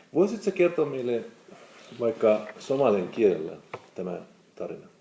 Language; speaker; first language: Finnish; non-native, fluent; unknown